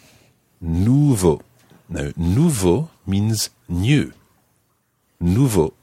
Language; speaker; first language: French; non-native, fluent; English